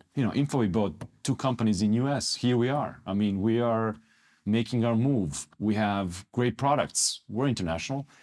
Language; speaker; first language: English; non-native, fluent; Croatian